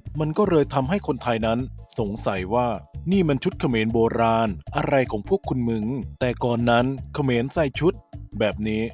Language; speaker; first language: Thai; native; Thai